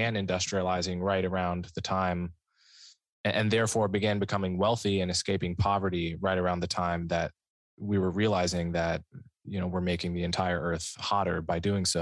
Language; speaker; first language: English; native; English